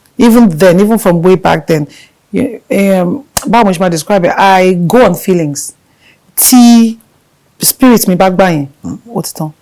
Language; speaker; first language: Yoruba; native; Yoruba